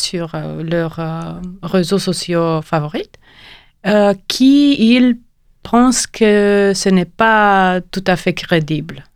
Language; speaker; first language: French; non-native, fluent; Romanian